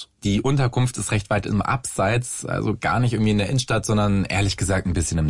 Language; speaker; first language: German; native; German